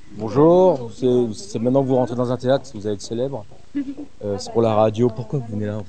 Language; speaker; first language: French; native; French